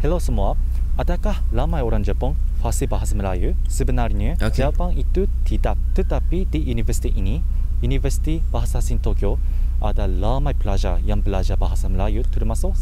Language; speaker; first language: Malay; non-native, learner; Japanese